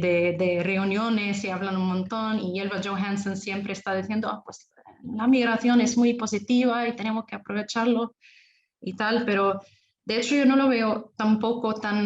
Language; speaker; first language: Spanish; non-native, fluent; Arabic